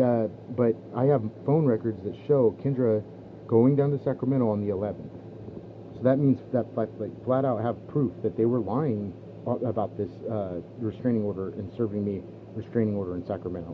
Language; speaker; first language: English; native; English